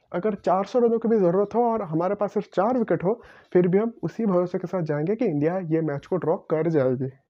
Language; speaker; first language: Hindi; non-native, local second language; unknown